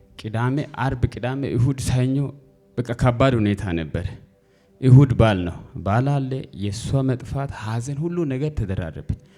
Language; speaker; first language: Amharic; native; Amharic